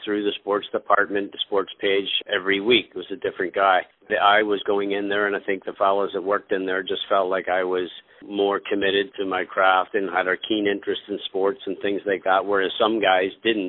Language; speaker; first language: English; native; English